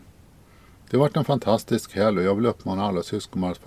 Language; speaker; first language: Swedish; native; Swedish